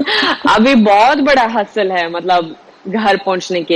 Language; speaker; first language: Hindi; non-native, learner; Swedish